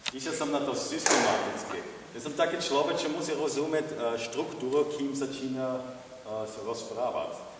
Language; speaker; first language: Slovak; non-native, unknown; German